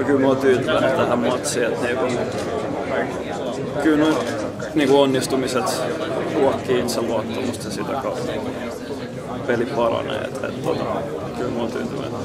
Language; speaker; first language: Finnish; native; Finnish